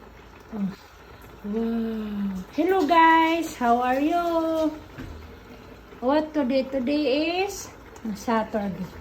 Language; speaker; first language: English; non-native, learner; Filipino